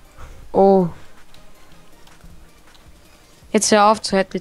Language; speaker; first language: German; native; German